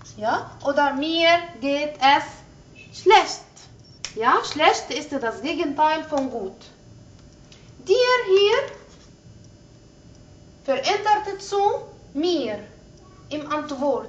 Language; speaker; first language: German; non-native, fluent; Arabic